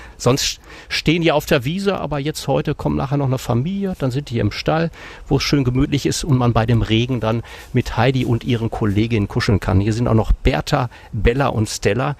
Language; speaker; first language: German; native; German